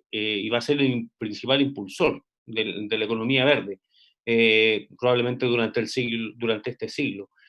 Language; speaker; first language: Spanish; native; Spanish